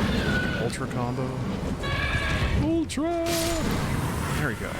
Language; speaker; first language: English; native; English